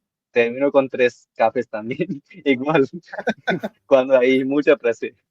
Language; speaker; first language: Spanish; non-native, learner; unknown